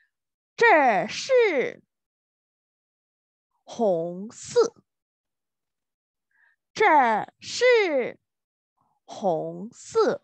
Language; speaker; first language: Chinese; non-native, fluent; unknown